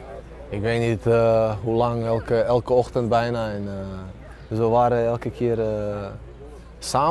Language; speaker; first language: Dutch; early bilingual, other home language; Bosnian